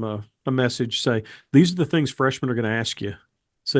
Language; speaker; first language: English; native; English